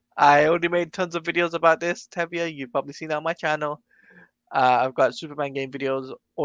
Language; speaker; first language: English; native; English